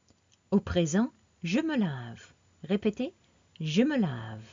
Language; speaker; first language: French; non-native, fluent; English